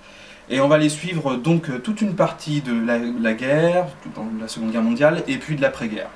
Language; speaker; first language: French; native; French